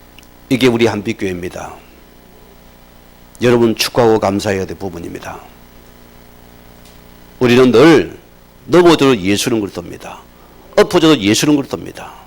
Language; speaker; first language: Korean; native; Korean